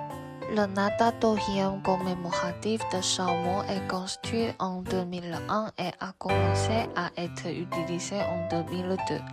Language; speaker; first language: French; non-native, learner; Chinese